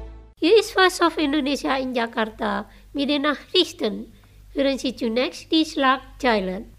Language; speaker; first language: German; non-native, fluent; Indonesian